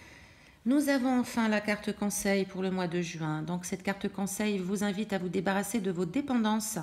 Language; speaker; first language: French; native; French